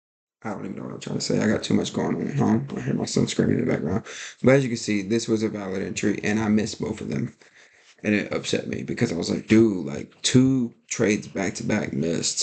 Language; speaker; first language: English; native; English